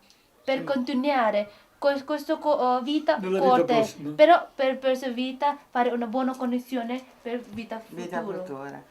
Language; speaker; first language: Italian; non-native, learner; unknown